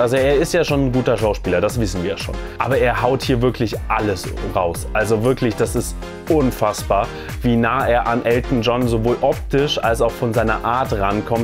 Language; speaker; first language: German; native; German